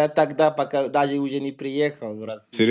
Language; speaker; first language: Russian; non-native, fluent; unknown